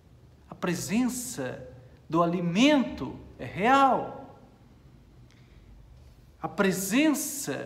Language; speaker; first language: Portuguese; native; Portuguese